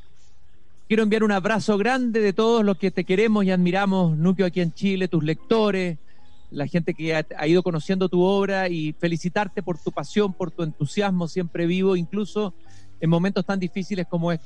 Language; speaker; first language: Spanish; native; Spanish